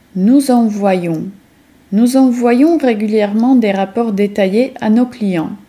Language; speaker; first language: French; non-native, fluent; Polish